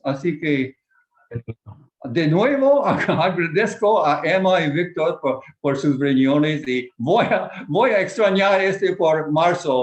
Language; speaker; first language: Spanish; non-native, fluent; Japanese